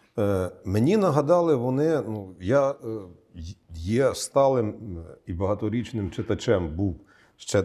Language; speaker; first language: Ukrainian; native; Ukrainian